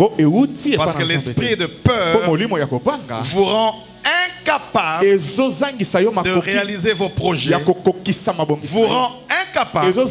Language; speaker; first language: French; non-native, local second language; Lingala